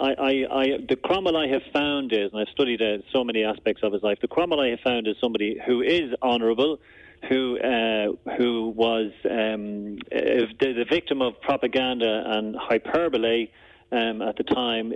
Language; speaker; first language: English; native; English